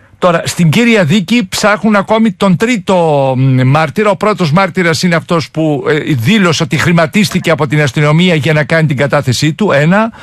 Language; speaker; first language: Greek; native; Greek